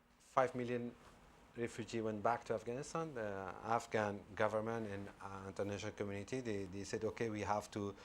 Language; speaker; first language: English; non-native, fluent; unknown